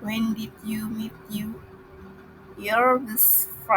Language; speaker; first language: English; non-native, learner; Indonesian